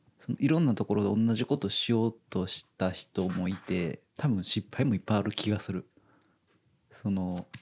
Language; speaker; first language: Japanese; native; Japanese